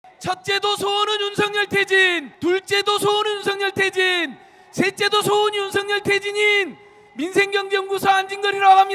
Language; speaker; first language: Korean; native; Korean